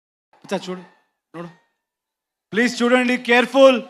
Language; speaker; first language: Telugu; non-native, local second language; Kannada